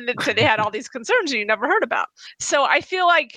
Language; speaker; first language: English; native; English